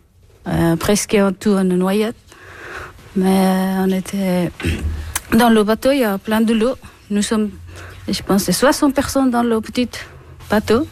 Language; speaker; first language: French; non-native, learner; Persian